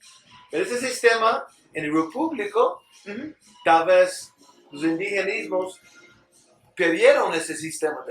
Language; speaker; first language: Spanish; non-native, learner; English